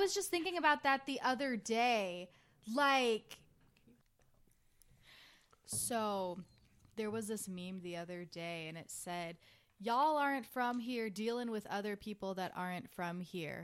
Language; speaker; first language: English; native; English